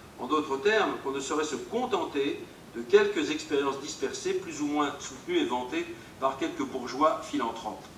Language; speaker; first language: French; native; French